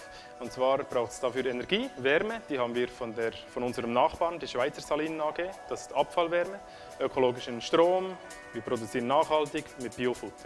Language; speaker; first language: German; native; German